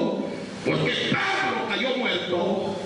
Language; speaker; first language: Spanish; native; Spanish